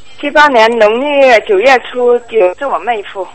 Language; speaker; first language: Chinese; native; Chinese